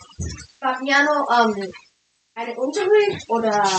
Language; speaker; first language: German; early bilingual, heritage; English